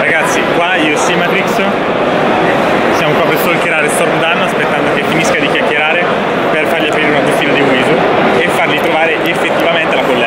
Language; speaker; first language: Italian; native; Italian